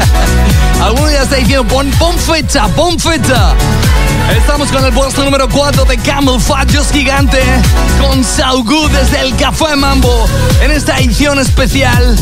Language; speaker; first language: Spanish; native; Spanish